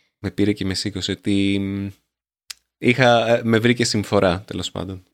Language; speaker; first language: Greek; native; Greek